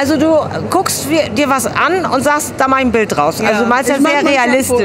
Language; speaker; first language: German; native; German